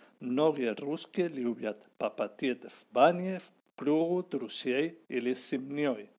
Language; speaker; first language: Russian; non-native, learner; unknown